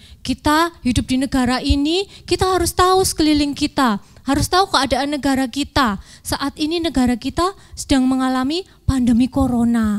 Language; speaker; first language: Indonesian; native; Indonesian